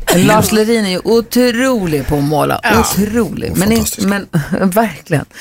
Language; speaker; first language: Swedish; native; Swedish